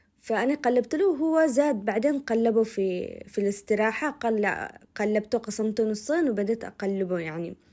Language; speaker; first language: Arabic; native; Arabic